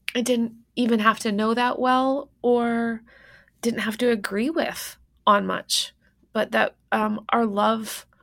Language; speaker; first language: English; native; English